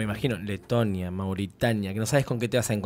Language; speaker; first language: Spanish; native; Spanish